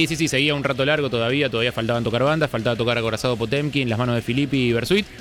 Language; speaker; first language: Spanish; native; Spanish